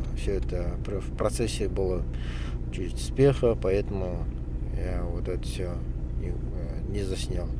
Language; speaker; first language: Russian; non-native, local second language; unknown